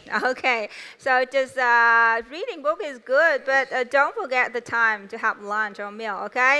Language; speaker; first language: English; non-native, fluent; Vietnamese